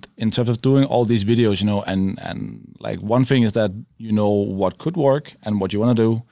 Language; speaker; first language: English; non-native, fluent; Danish